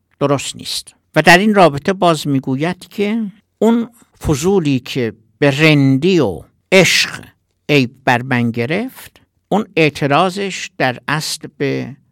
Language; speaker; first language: Persian; non-native, local second language; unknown